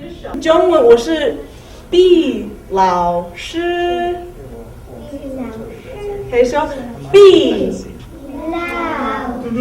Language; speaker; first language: Chinese; non-native, fluent; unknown